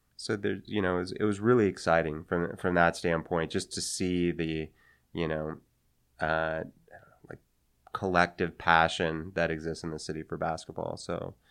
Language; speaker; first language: English; native; English